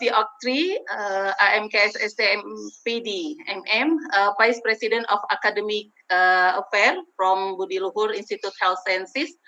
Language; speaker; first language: English; non-native, learner; Indonesian